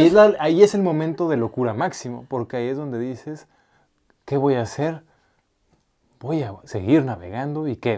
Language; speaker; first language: Spanish; native; Spanish